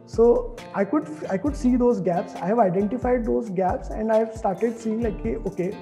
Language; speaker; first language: English; non-native, local second language; Hindi